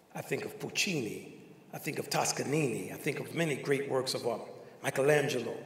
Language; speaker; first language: English; native; English